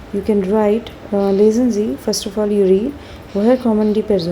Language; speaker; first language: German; non-native, learner; Hindi